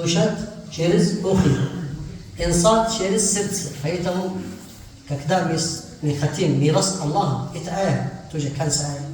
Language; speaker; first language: Russian; non-native, learner; Arabic